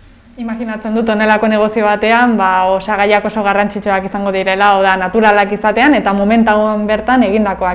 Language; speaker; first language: Basque; native; Basque